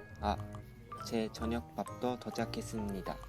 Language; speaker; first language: Korean; non-native, fluent; Japanese